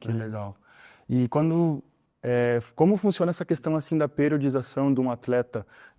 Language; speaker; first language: Portuguese; native; Portuguese